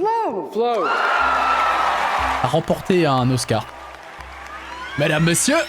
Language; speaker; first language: French; native; French